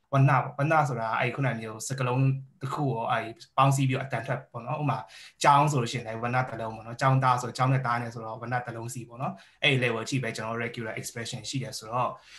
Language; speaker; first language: Burmese; non-native, local second language; Shan